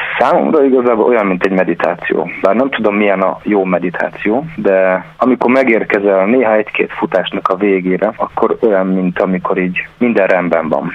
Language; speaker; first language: Hungarian; early bilingual, other home language; German